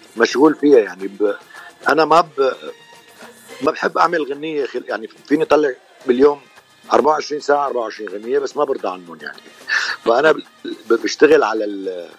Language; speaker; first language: Arabic; native; Arabic